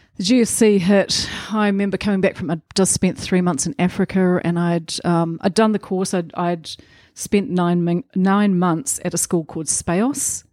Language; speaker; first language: English; native; English